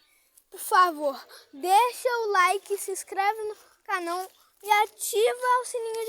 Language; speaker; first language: Portuguese; native; Portuguese